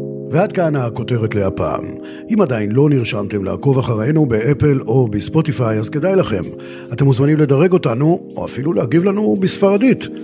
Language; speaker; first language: Hebrew; native; Hebrew